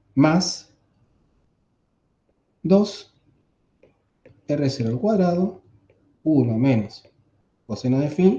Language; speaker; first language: Spanish; native; Spanish